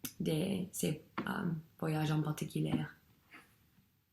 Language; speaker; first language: French; non-native, learner; English